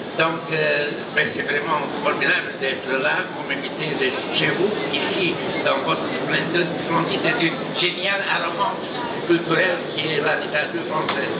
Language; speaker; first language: French; non-native, fluent; Romanian